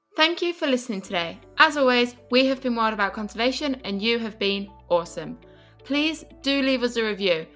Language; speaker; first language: English; early bilingual, other home language; Spanish